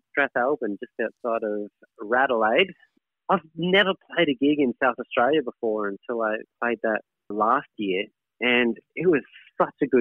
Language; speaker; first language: English; native; English